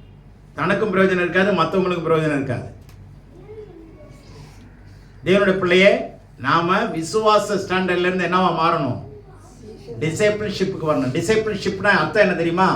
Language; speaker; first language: Tamil; native; Tamil